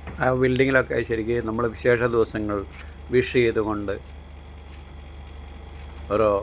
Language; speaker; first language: Malayalam; native; Malayalam